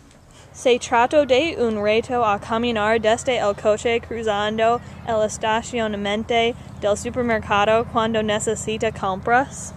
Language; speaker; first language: Spanish; non-native, learner; English